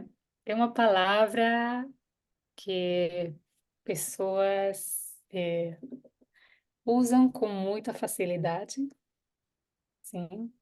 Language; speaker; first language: Portuguese; non-native, fluent; Hebrew